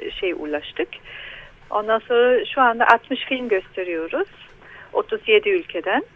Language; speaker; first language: Turkish; non-native, learner; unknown